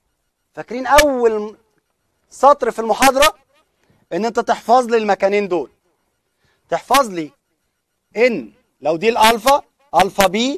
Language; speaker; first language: Arabic; native; Arabic